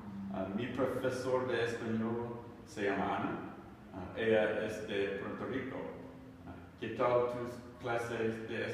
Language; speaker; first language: Spanish; non-native, learner; English